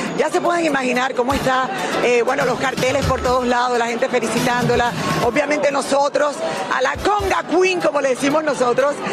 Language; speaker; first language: Spanish; native; Spanish